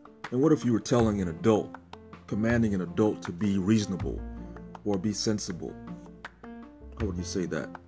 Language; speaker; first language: English; native; English